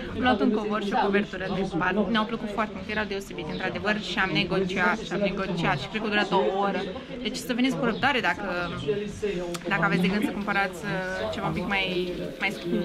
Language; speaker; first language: Romanian; early bilingual, heritage; Romanian